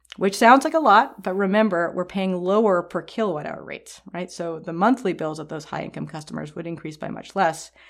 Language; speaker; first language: English; native; English